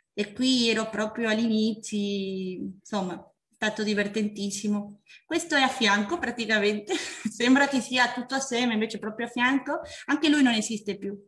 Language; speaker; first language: Italian; non-native, fluent; Spanish